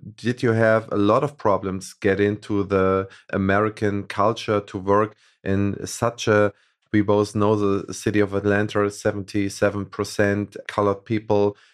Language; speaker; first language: English; non-native, fluent; German